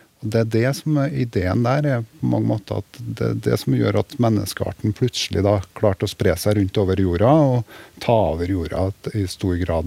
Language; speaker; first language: Norwegian; native; Norwegian